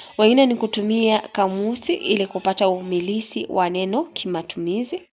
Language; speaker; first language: Swahili; non-native, local second language; Gusii